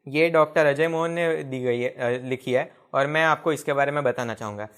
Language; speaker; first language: Hindi; non-native, local second language; Gujarati